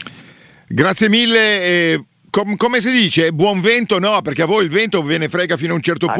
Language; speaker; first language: Italian; native; Italian